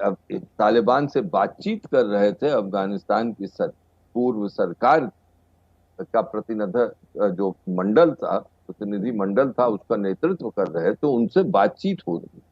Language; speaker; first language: Hindi; native; Hindi